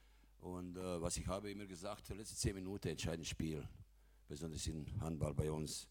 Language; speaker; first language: German; non-native, fluent; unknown